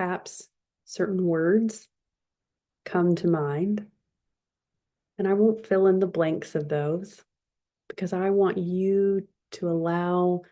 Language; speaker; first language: English; native; English